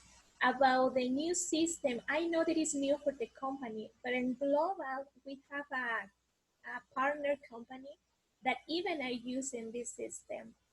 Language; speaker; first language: English; non-native, learner; Spanish